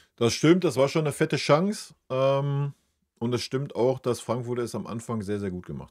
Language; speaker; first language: German; native; German